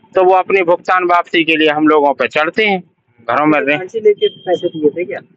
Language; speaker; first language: Hindi; native; Hindi